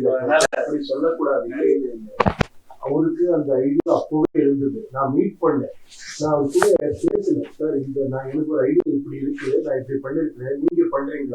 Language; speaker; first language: Tamil; non-native, learner; Kannada